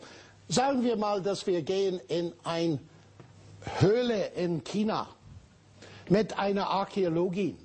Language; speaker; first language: German; non-native, fluent; English